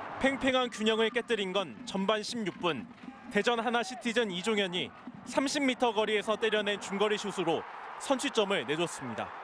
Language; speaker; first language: Korean; native; Korean